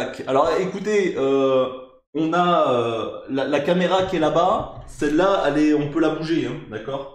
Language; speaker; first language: French; native; French